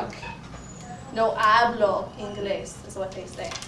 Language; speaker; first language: Spanish; non-native, fluent; English